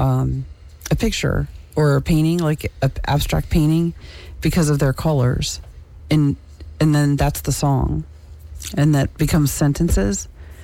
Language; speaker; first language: English; native; English